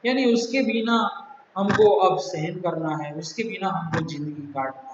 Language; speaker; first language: Hindi; non-native, local second language; Gujarati